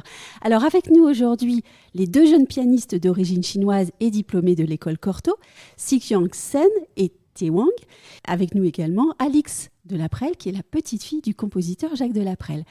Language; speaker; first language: French; native; French